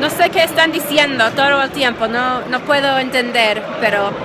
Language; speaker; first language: Spanish; non-native, learner; English